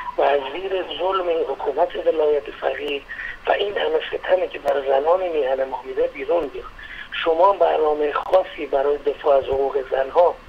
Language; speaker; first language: Persian; native; Persian